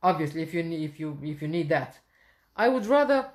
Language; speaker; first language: English; non-native, fluent; Romanian